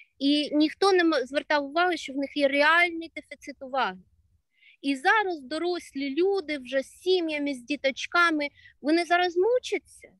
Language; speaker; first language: Ukrainian; non-native, local second language; Russian